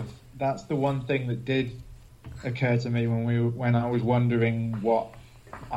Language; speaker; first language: English; native; English